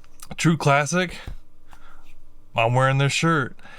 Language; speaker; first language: English; native; English